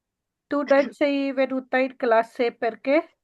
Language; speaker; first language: Italian; non-native, learner; Urdu